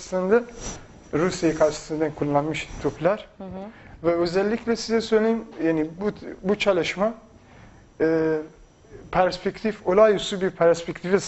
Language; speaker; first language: Turkish; non-native, fluent; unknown